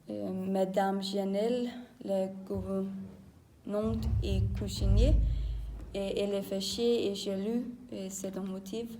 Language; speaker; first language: French; non-native, learner; Danish